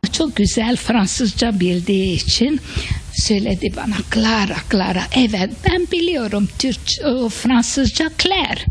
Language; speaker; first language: Turkish; early bilingual, other home language; Hungarian